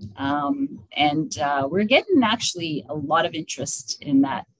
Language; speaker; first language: English; native; English